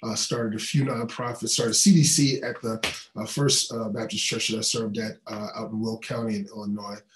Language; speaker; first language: English; native; English